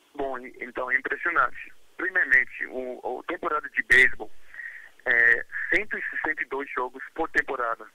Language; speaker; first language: Portuguese; non-native, fluent; English